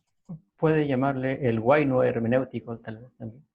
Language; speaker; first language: Spanish; native; Spanish